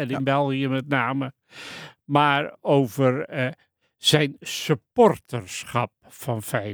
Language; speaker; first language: Dutch; native; Dutch